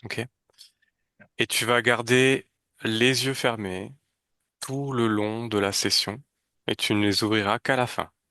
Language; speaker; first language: French; native; French